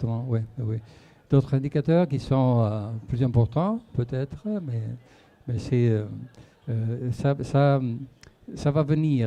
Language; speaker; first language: French; non-native, fluent; Spanish